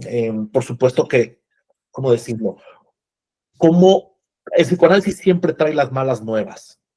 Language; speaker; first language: Spanish; native; Spanish